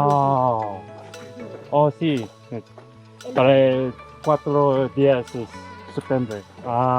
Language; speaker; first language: Spanish; non-native, learner; English